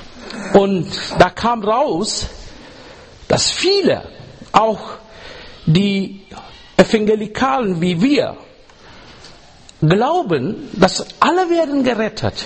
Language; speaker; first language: German; non-native, learner; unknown